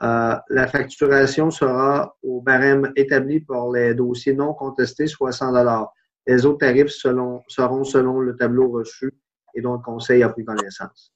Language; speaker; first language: French; native; French